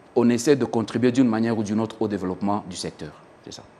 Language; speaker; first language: French; non-native, local second language; Swahili